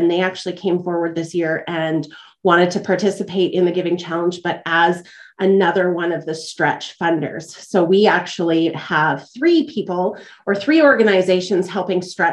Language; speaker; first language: English; native; English